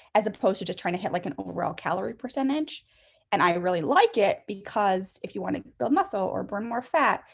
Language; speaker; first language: English; native; English